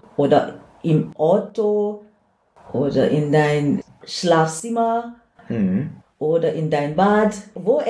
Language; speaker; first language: German; non-native, learner; English